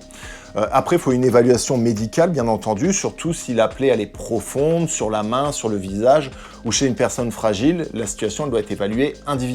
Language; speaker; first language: French; native; French